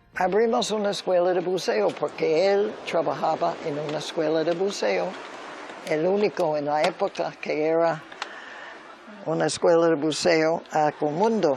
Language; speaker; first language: Spanish; early bilingual, other home language; English